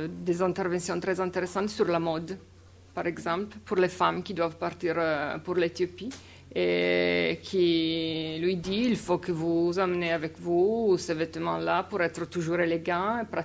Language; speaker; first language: French; non-native, fluent; Italian